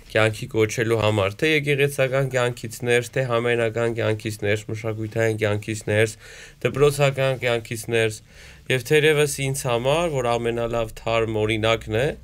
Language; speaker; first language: Armenian; native; Armenian